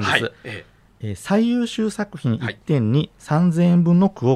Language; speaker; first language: Japanese; native; Japanese